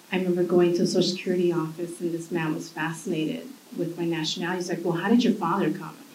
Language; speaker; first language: English; early bilingual, other home language; Spanish